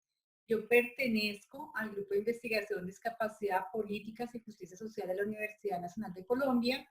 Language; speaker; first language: Spanish; native; Spanish